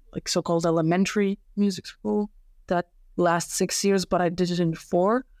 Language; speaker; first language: English; non-native, fluent; Serbian